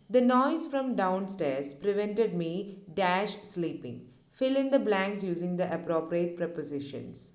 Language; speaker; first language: English; non-native, local second language; Malayalam